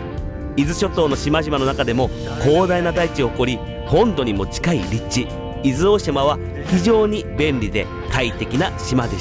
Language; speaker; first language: Japanese; native; Japanese